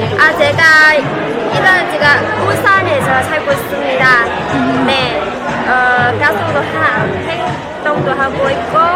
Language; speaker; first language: Korean; non-native, learner; Vietnamese